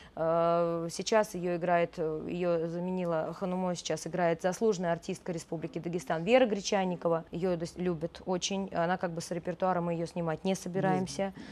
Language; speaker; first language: Russian; native; Russian